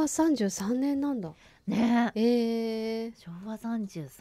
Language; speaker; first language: Japanese; native; Japanese